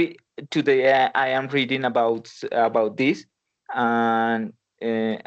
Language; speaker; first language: English; non-native, learner; Spanish